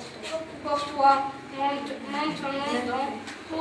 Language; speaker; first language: French; non-native, learner; Arabic